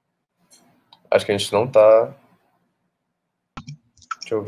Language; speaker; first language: Portuguese; native; Portuguese